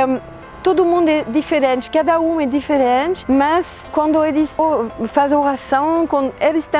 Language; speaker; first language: Portuguese; non-native, fluent; French